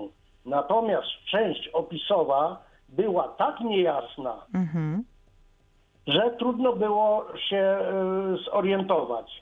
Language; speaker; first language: Polish; native; Polish